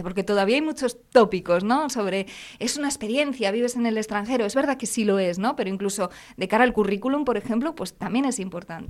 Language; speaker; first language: Spanish; native; Spanish